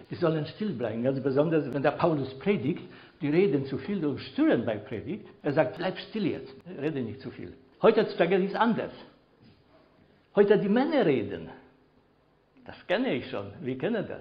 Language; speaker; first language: German; non-native, fluent; Polish